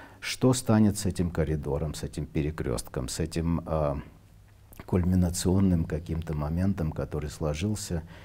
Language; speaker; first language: Russian; non-native, local second language; Armenian